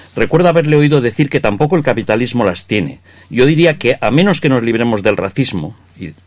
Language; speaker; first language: Spanish; non-native, local second language; Basque